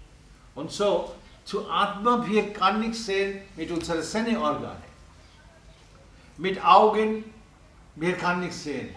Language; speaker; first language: German; non-native, learner; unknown